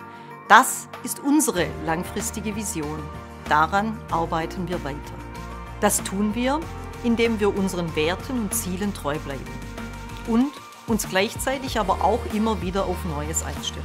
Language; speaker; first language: German; native; German